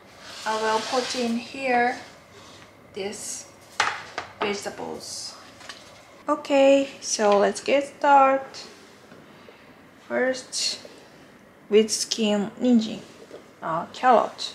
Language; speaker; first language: English; non-native, learner; Japanese